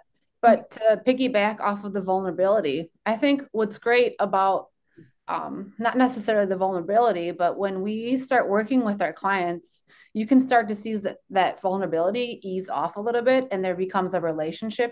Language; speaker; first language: English; early bilingual, other home language; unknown